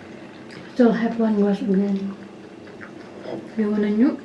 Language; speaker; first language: English; non-native, learner; Indonesian